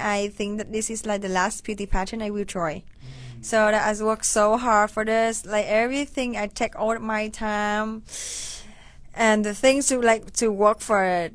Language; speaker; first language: English; non-native, fluent; Vietnamese